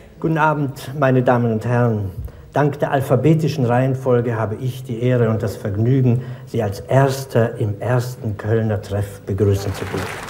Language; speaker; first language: German; native; German